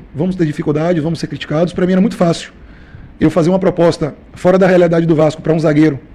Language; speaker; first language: Portuguese; native; Portuguese